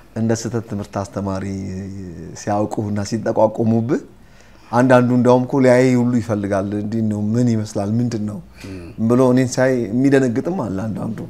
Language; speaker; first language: Amharic; native; Amharic